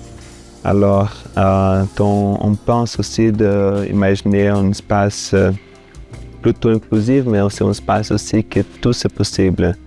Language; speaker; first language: French; non-native, fluent; Portuguese